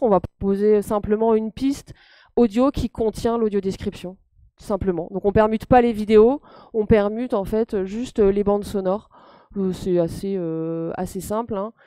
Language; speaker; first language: French; native; French